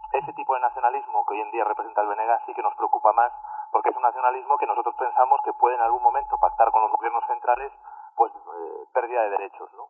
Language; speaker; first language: Spanish; native; Spanish